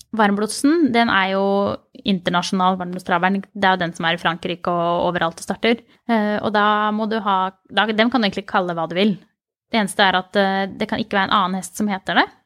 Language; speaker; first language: Norwegian; native; Norwegian